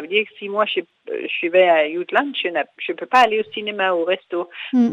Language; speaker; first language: French; non-native, fluent; Danish